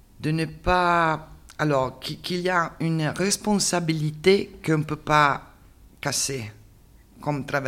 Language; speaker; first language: French; non-native, learner; Italian